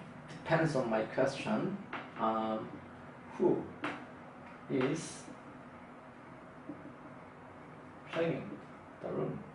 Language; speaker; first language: English; non-native, fluent; Korean